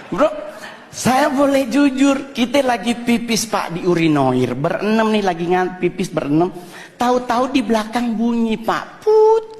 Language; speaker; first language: Indonesian; native; Indonesian